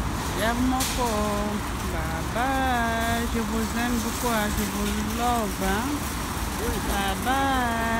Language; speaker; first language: French; non-native, local second language; Lingala